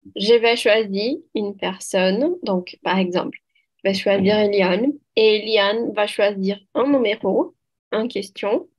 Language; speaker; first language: French; non-native, learner; Portuguese